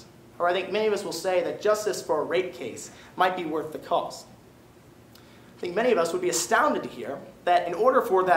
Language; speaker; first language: English; native; English